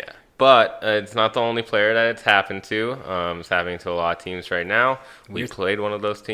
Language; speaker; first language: English; native; English